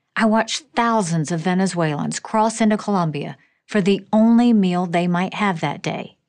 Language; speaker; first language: English; native; English